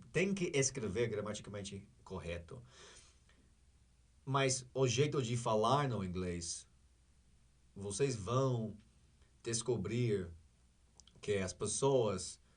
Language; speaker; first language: Portuguese; non-native, learner; English